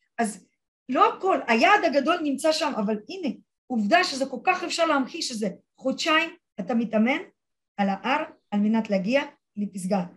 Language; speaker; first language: Hebrew; non-native, fluent; Russian